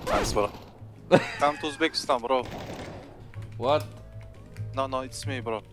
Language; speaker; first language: English; non-native, learner; Uzbek